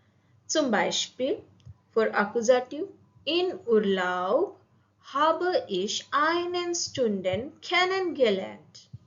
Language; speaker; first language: German; non-native, fluent; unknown